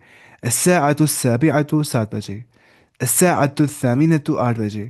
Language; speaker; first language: Arabic; non-native, fluent; Urdu